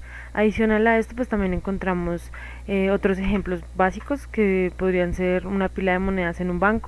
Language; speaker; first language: Spanish; native; Spanish